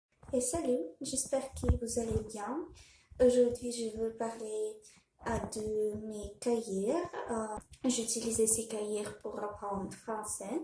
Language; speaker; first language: French; non-native, learner; Russian